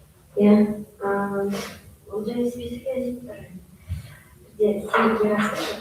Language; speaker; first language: Russian; non-native, local second language; Kazakh